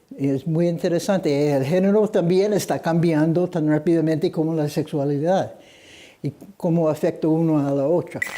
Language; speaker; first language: Spanish; non-native, fluent; English